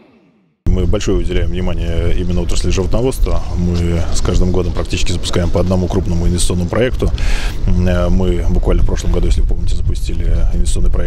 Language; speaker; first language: Russian; native; Russian